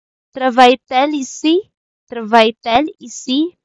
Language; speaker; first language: French; non-native, learner; Filipino